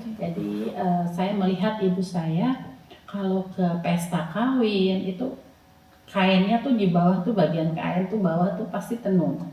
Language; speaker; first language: Indonesian; native; Indonesian